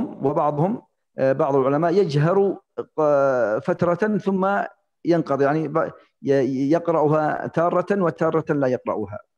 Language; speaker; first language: Arabic; non-native, fluent; Indonesian